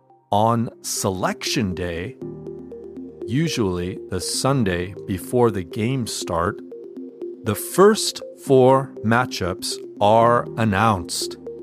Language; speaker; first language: English; native; English